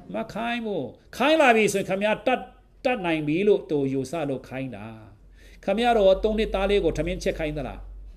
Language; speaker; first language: Burmese; non-native, local second language; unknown